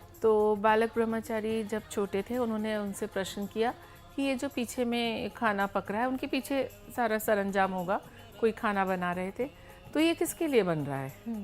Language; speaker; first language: Hindi; native; Hindi